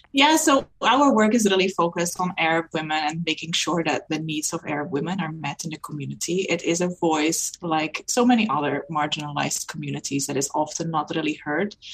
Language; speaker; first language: English; non-native, fluent; Dutch